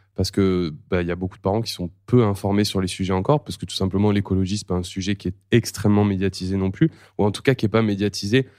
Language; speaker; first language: French; native; French